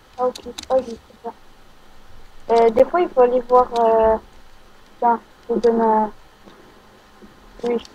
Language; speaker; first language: French; native; French